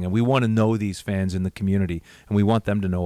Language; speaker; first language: English; native; English